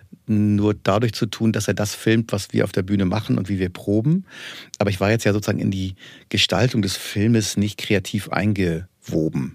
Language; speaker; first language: German; native; German